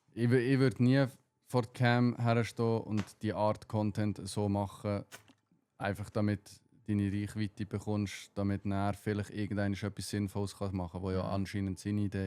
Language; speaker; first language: German; native; German